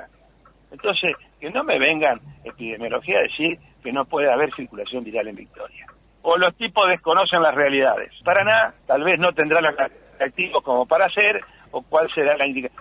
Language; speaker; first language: Spanish; native; Spanish